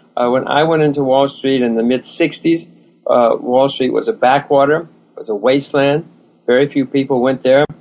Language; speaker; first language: English; native; English